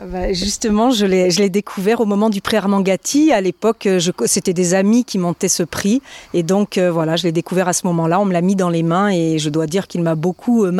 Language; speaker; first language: French; native; French